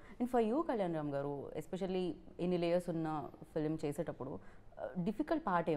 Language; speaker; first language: Telugu; native; Telugu